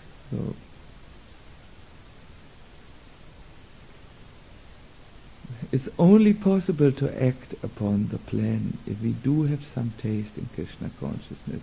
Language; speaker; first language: English; non-native, fluent; German